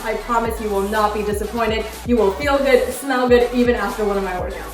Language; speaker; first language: English; native; English